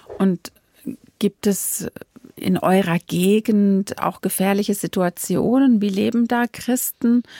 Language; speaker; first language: German; native; German